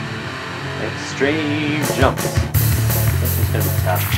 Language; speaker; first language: English; native; English